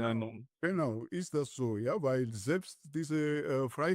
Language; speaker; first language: German; non-native, learner; Georgian